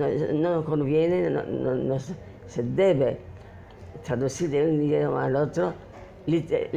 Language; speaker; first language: Spanish; non-native, fluent; Polish